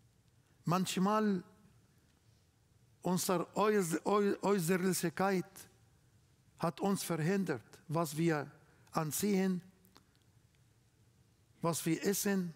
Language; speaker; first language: German; non-native, fluent; Arabic